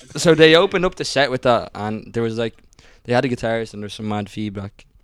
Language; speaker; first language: English; early bilingual, other home language; Italian